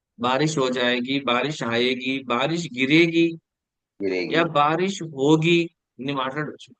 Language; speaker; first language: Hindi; non-native, local second language; Telugu